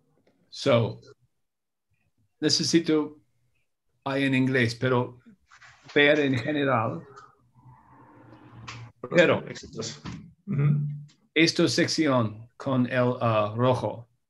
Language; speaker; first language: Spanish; non-native, learner; English